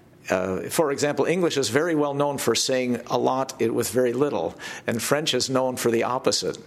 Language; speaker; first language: English; native; English